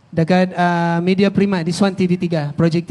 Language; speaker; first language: Indonesian; non-native, fluent; Filipino